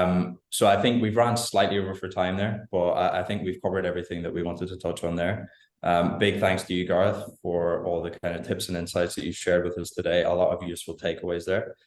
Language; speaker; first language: English; native; English